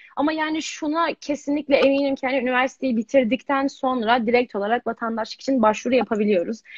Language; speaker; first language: Turkish; native; Turkish